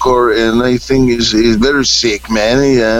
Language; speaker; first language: English; non-native, fluent; Spanish